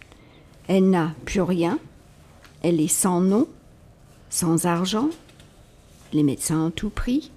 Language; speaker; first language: French; native; French